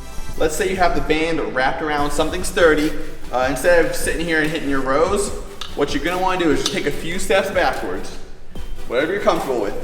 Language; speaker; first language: English; native; English